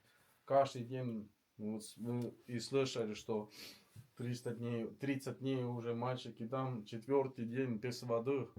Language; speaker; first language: Russian; non-native, learner; Estonian